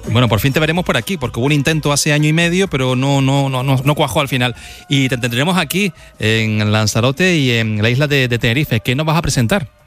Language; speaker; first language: Spanish; native; Spanish